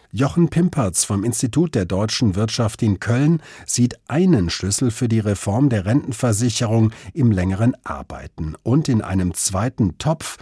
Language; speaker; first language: German; native; German